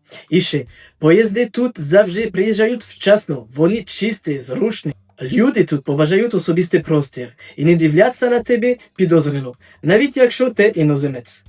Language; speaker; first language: Ukrainian; non-native, fluent; French